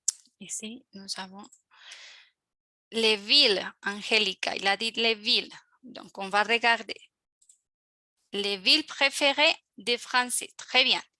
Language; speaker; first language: French; non-native, fluent; Spanish